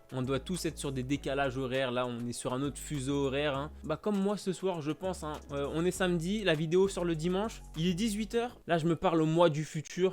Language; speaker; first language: French; native; French